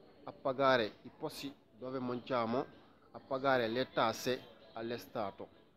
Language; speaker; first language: Italian; non-native, fluent; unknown